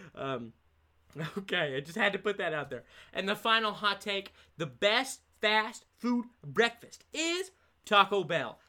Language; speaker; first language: English; native; English